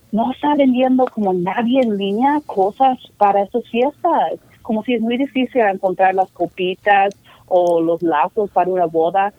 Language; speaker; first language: Spanish; non-native, fluent; English